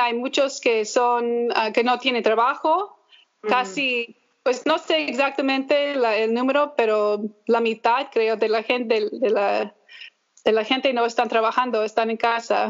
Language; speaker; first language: Spanish; early bilingual, heritage; English